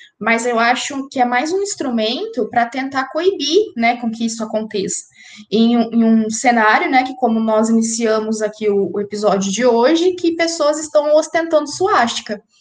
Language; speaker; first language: Portuguese; native; Portuguese